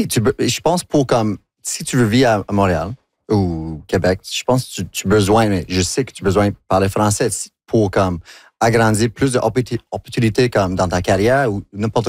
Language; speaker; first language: French; non-native, local second language; English